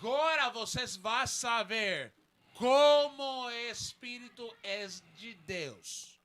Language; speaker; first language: Portuguese; non-native, learner; Spanish